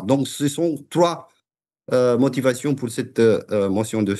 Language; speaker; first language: French; non-native, fluent; Romanian